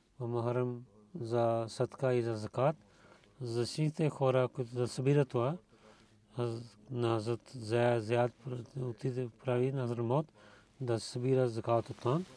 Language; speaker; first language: Bulgarian; non-native, learner; Urdu